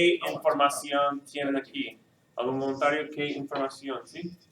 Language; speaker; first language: Spanish; non-native, fluent; English